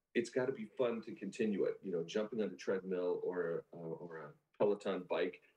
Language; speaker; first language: English; native; English